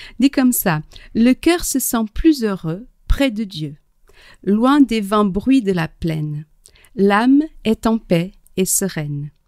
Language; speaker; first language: French; non-native, fluent; Portuguese